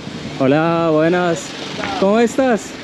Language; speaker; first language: Spanish; non-native, learner; Turkish